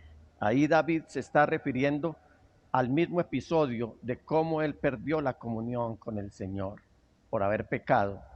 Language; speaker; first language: Spanish; native; Spanish